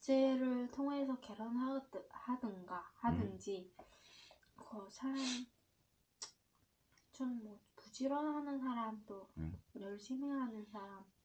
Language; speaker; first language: Korean; non-native, learner; Vietnamese